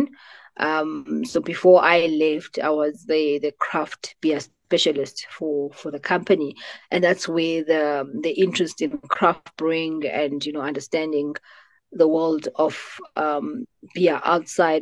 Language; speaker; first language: English; non-native, local second language; Xhosa